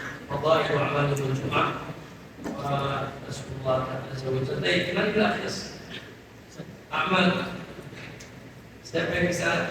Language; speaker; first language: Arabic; non-native, learner; Indonesian